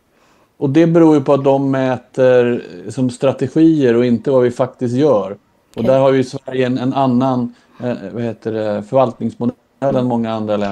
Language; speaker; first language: Swedish; native; Swedish